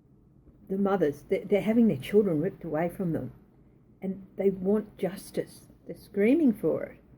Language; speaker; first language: English; native; English